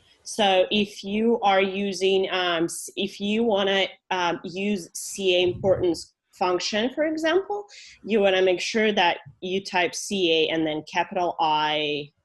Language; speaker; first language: English; non-native, fluent; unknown